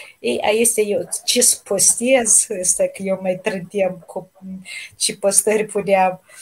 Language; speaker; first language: Romanian; native; Romanian